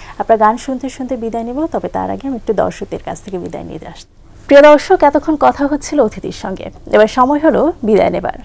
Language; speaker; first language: Bangla; native; Bangla